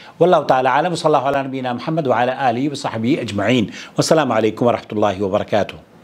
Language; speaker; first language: Urdu; native; Urdu